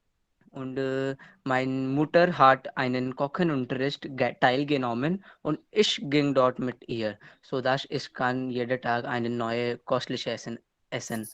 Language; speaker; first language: German; non-native, learner; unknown